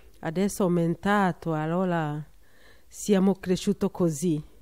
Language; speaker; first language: Italian; non-native, learner; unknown